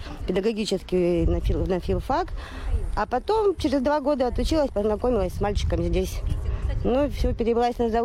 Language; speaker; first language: Russian; native; Russian